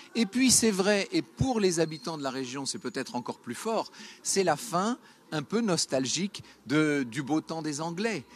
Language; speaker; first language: French; native; French